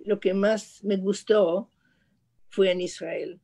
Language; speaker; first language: Spanish; non-native, fluent; French